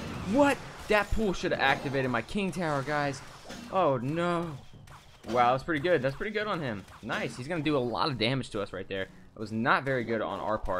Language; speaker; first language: English; native; English